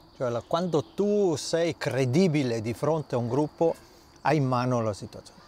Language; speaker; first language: Italian; native; Italian